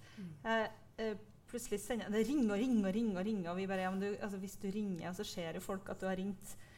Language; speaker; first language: Norwegian; native; Norwegian